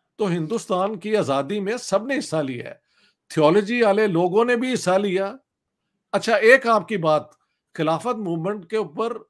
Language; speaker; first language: Urdu; non-native, local second language; Punjabi